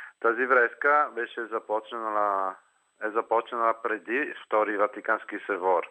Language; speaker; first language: Bulgarian; non-native, fluent; Italian